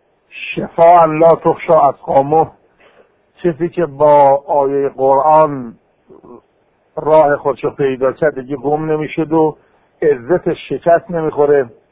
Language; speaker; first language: Persian; native; Persian